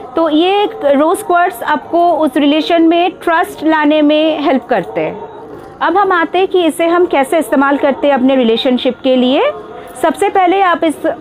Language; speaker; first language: Hindi; non-native, local second language; Bangla